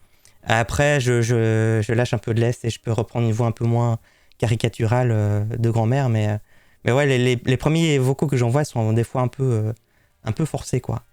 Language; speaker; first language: French; native; French